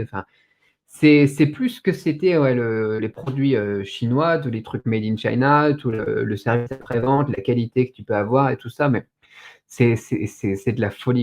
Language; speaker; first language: French; native; French